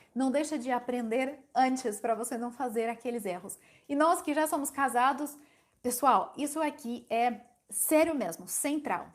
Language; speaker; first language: Portuguese; non-native, fluent; Ukrainian